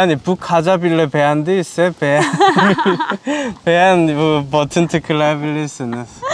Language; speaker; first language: Turkish; non-native, learner; Korean